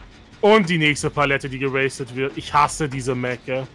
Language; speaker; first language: German; native; German